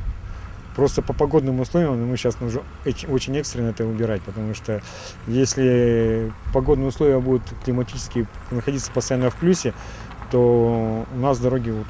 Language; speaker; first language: Russian; native; Russian